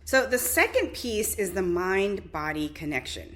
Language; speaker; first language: English; native; English